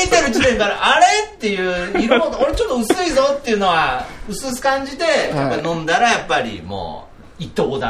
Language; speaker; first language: Japanese; native; Japanese